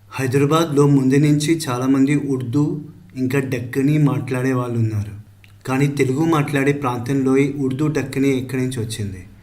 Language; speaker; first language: Telugu; early bilingual, heritage; Telugu